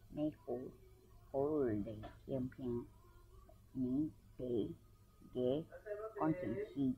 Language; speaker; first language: Cantonese; non-native, learner; Japanese